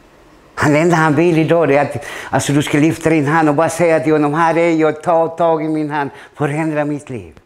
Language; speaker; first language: Swedish; non-native, fluent; Spanish